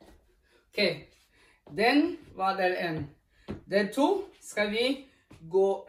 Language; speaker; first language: Norwegian; non-native, fluent; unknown